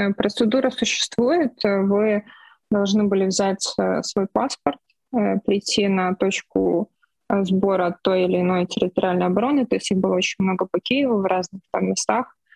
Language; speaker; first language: Russian; non-native, local second language; Ukrainian